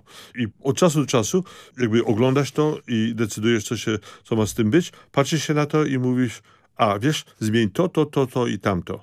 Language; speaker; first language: Polish; early bilingual, heritage; Polish